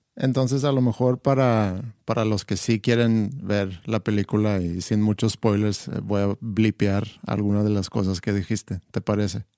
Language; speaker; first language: Spanish; non-native, fluent; Swedish